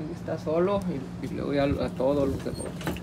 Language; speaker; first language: Spanish; native; Spanish